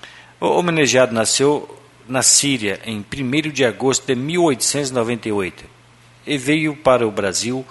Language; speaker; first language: Portuguese; native; Portuguese